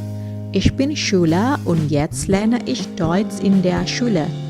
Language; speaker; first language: German; non-native, fluent; Indonesian